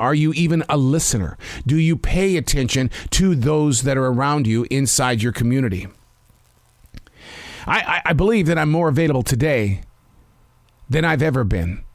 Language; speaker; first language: English; native; English